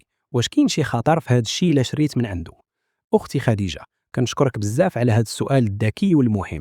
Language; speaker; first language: Arabic; native; Arabic